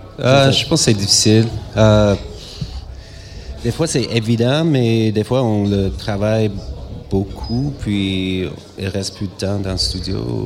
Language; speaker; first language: French; non-native, local second language; English